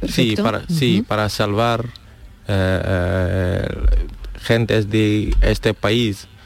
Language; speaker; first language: Spanish; non-native, learner; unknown